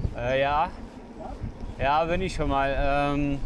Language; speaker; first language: German; native; German